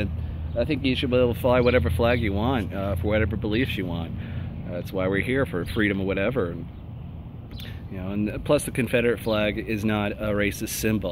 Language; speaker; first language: English; native; English